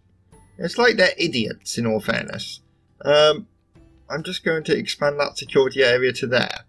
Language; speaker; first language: English; native; English